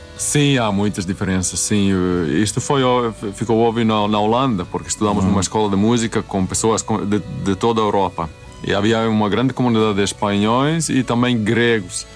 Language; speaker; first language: Portuguese; non-native, fluent; Swedish